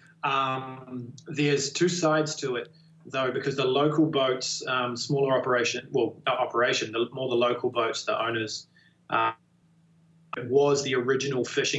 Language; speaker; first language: English; native; English